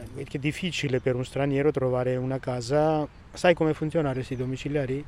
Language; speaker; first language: Italian; non-native, fluent; Armenian